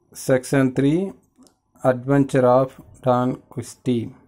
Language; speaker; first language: English; non-native, local second language; Tamil